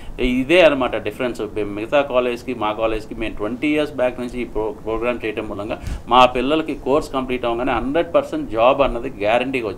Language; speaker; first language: Telugu; native; Telugu